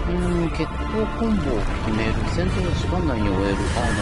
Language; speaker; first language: Japanese; native; Japanese